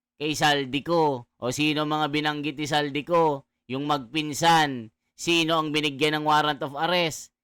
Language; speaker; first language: Filipino; native; Filipino